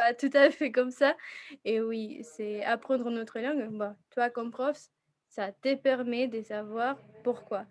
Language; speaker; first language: French; non-native, fluent; Spanish